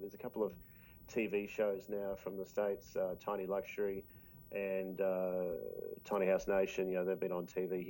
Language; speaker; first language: English; native; English